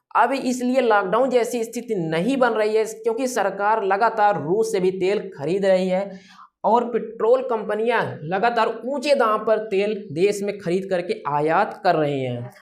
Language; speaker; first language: Hindi; native; Hindi